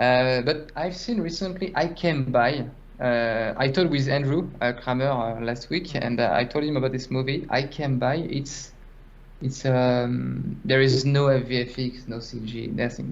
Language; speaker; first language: English; non-native, fluent; French